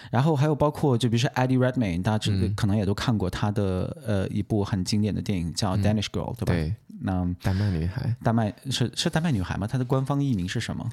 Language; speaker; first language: Chinese; native; Chinese